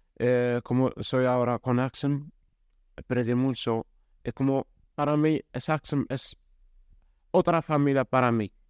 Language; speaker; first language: Spanish; non-native, learner; Arabic